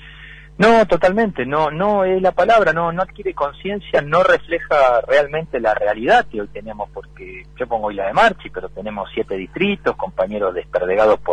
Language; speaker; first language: Spanish; native; Spanish